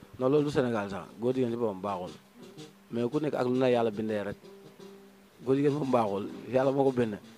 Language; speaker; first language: Wolof; native; Wolof